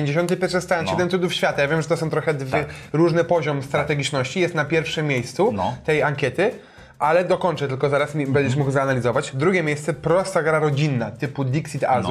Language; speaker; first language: Polish; native; Polish